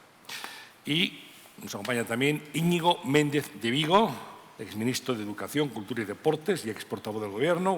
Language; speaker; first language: Spanish; native; Spanish